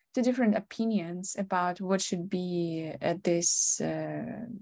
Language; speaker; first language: English; non-native, fluent; Ukrainian